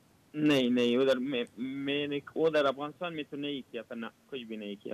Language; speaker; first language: Hindi; non-native, learner; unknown